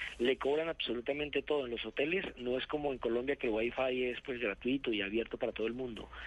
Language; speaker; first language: Spanish; native; Spanish